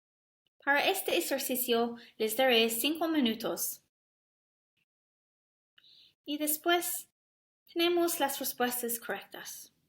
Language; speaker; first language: Spanish; non-native, learner; English